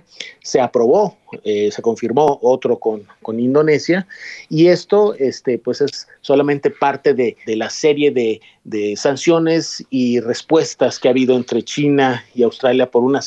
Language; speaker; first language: Spanish; native; Spanish